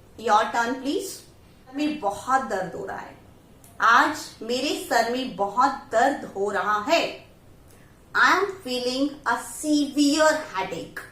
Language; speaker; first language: Hindi; native; Hindi